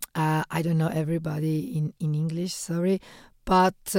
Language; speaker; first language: English; non-native, fluent; Italian